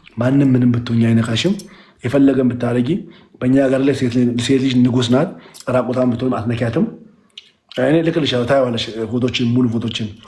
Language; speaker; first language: Amharic; non-native, local second language; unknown